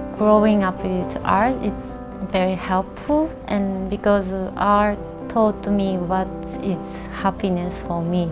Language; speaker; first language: English; non-native, learner; Japanese